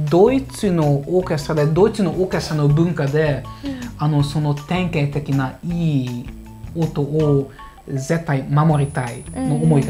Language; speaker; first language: Japanese; non-native, fluent; Hungarian